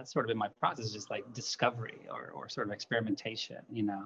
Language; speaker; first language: English; non-native, fluent; Lithuanian